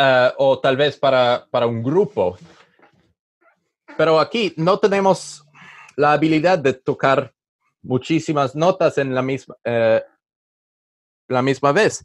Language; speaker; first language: Spanish; non-native, learner; English